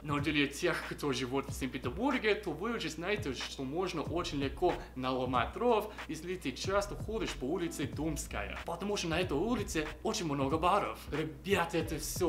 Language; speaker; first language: Russian; non-native, fluent; English